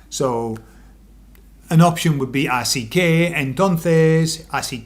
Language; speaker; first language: Spanish; non-native, fluent; English